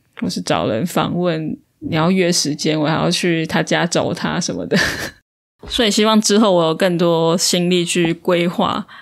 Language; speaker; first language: Chinese; native; Chinese